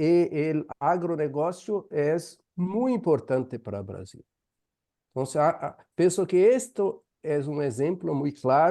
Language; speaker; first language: Spanish; non-native, fluent; Portuguese